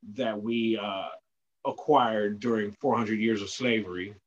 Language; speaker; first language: English; native; English